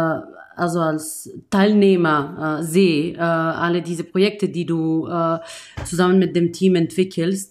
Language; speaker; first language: German; non-native, fluent; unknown